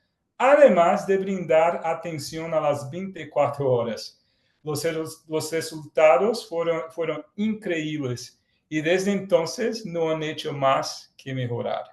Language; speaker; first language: Spanish; non-native, fluent; Portuguese